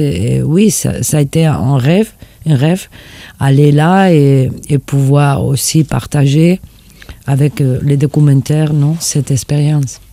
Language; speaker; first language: French; non-native, fluent; Spanish